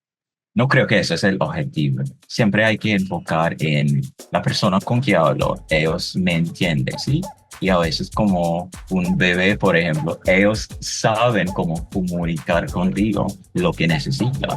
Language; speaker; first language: Spanish; non-native, fluent; English